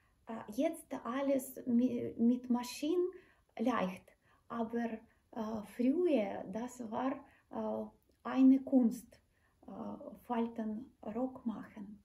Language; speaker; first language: German; non-native, learner; Ukrainian